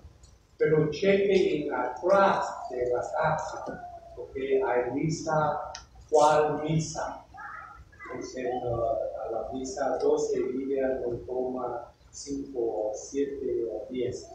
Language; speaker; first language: Spanish; non-native, learner; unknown